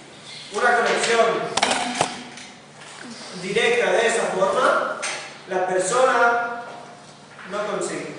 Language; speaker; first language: Spanish; non-native, fluent; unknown